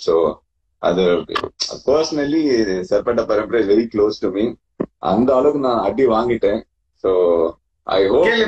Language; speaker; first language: Tamil; non-native, fluent; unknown